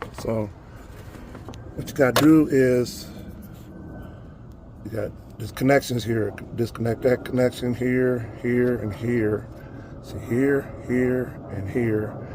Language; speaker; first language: English; native; English